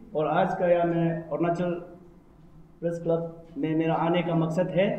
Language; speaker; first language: Hindi; non-native, local second language; Nyishi